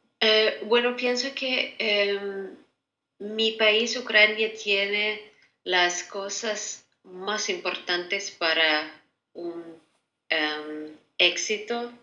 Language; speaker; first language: Spanish; non-native, fluent; Ukrainian